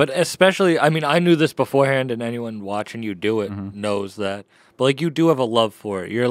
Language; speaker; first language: English; native; English